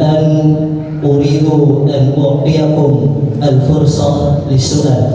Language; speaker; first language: Arabic; non-native, learner; Indonesian